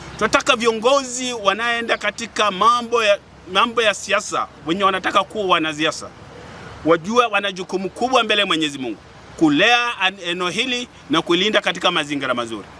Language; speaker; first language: Swahili; non-native, local second language; Luyia